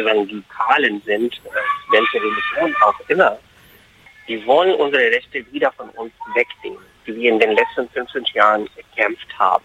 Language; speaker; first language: German; non-native, fluent; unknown